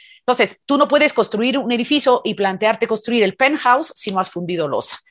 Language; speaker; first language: Spanish; non-native, fluent; Italian